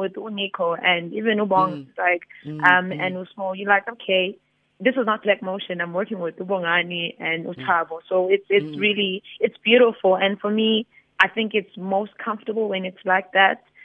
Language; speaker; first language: English; non-native, local second language; Zulu